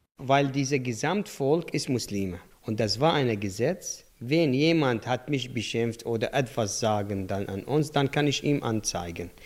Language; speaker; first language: German; non-native, learner; Arabic